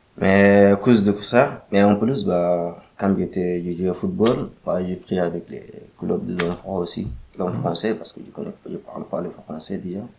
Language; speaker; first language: French; non-native, learner; Arabic